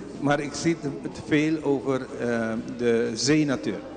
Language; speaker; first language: Dutch; non-native, local second language; Papiamento